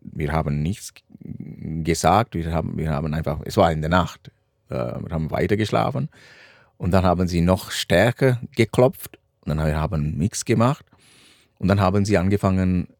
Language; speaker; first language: German; non-native, fluent; Sinhala